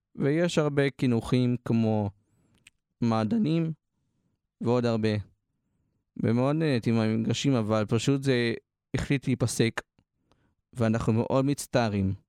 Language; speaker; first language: Hebrew; native; Hebrew